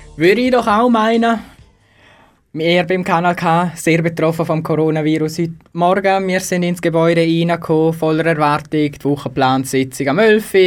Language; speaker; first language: German; native; German